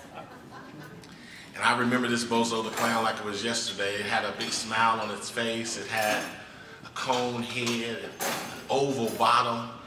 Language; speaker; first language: English; native; English